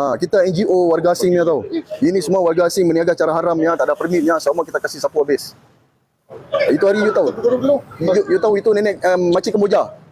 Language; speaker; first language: Malay; native; Malay